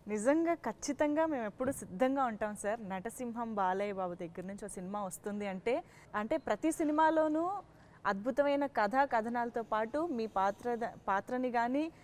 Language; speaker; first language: Telugu; native; Telugu